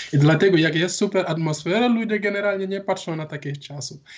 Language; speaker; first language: Polish; non-native, learner; Wolof